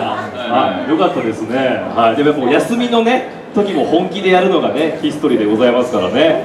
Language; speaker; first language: Japanese; native; Japanese